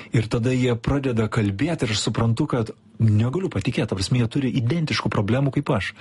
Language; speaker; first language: Lithuanian; native; Lithuanian